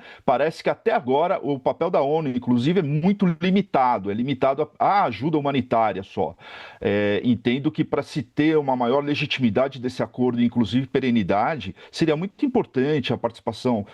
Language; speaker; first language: Portuguese; native; Portuguese